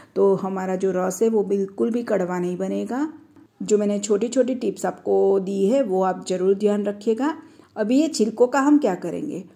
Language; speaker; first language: Hindi; non-native, local second language; Gujarati